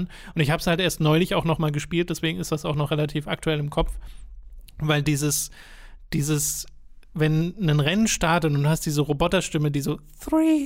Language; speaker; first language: German; native; German